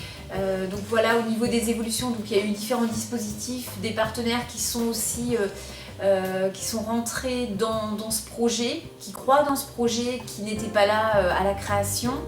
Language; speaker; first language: French; native; French